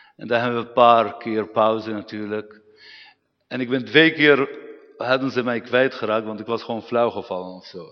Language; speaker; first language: Dutch; non-native, fluent; Arabic